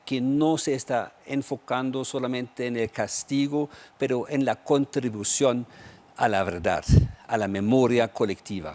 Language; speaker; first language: Spanish; non-native, fluent; German